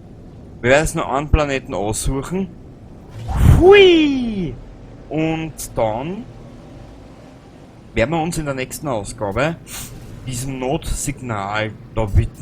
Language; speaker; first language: German; native; German